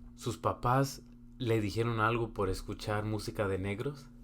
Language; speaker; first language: Spanish; early bilingual, heritage; Spanish